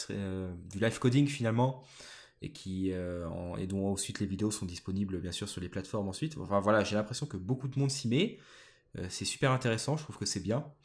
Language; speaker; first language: French; native; French